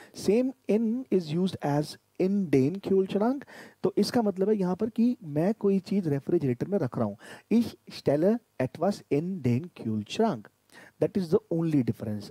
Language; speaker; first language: Hindi; native; Hindi